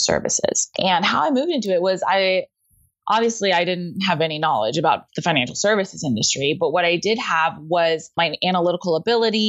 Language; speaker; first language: English; native; English